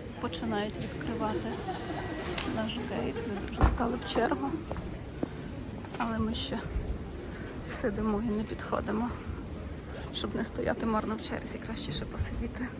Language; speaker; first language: Ukrainian; native; Ukrainian